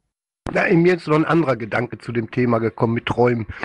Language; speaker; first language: German; native; German